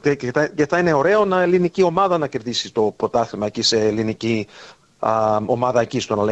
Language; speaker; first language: Greek; early bilingual, heritage; Greek